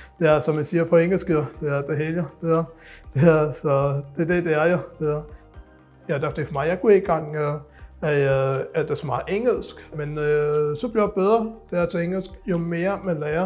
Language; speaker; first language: Danish; non-native, local second language; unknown